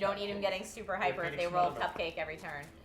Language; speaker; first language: English; native; English